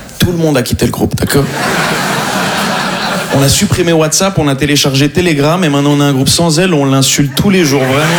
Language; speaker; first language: French; non-native, local second language; Arabic